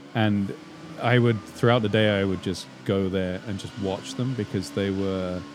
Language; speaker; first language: English; native; English